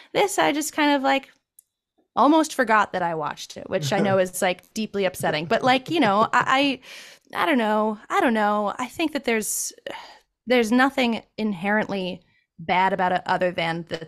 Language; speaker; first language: English; native; English